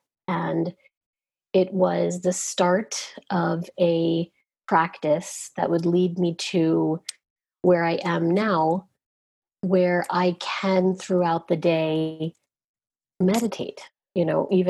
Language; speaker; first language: English; native; English